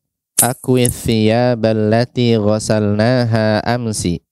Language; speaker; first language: Arabic; non-native, fluent; Indonesian